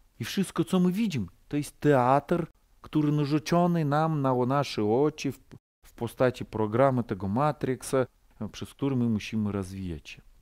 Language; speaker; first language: Polish; non-native, fluent; Ukrainian